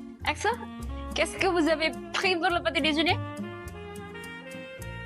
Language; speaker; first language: French; non-native, fluent; Indonesian